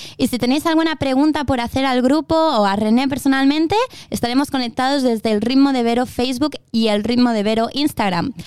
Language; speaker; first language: Spanish; native; Spanish